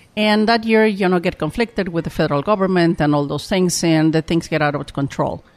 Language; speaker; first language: English; non-native, fluent; Spanish